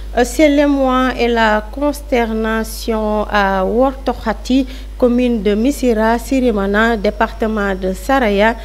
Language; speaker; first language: French; non-native, local second language; Fula